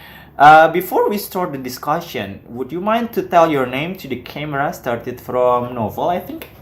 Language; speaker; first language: English; non-native, fluent; Indonesian